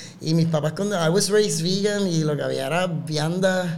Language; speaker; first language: Spanish; native; Spanish